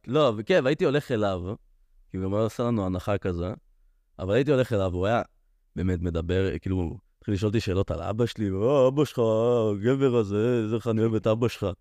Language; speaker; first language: Hebrew; native; Hebrew